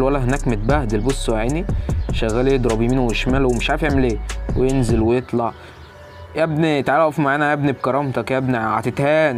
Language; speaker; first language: Arabic; native; Arabic